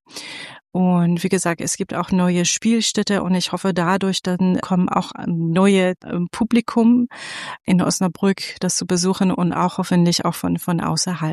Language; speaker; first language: German; non-native, fluent; Persian